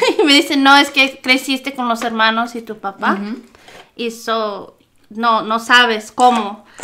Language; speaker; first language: Spanish; early bilingual, heritage; Spanish